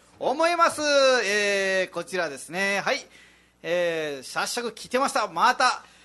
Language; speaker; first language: Japanese; non-native, fluent; Nepali